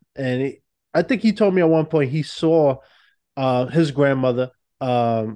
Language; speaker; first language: English; native; English